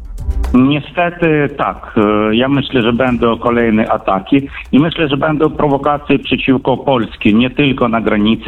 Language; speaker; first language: Polish; non-native, fluent; Ukrainian